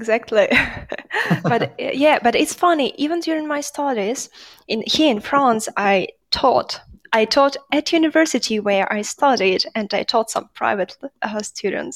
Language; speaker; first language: English; non-native, fluent; Russian